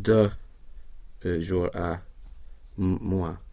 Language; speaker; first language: French; non-native, learner; Swedish